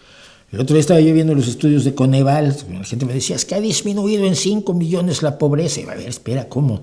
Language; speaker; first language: Spanish; native; Spanish